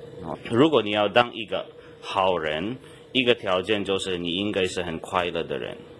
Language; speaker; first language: Chinese; non-native, fluent; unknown